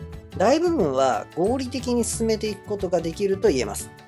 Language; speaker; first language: Japanese; native; Japanese